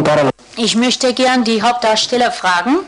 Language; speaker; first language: German; non-native, fluent; Spanish